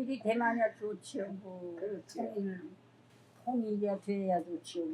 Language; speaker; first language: Korean; native; Korean